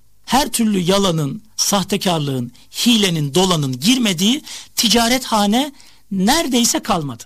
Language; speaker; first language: Turkish; native; Turkish